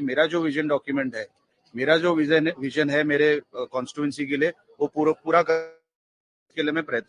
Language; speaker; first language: Hindi; non-native, local second language; Marathi